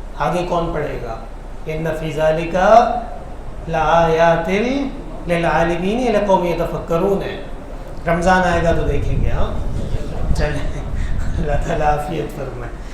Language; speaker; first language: Urdu; non-native, local second language; Pashto